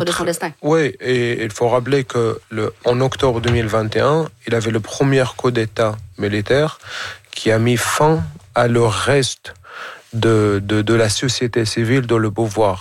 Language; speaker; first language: French; non-native, fluent; Arabic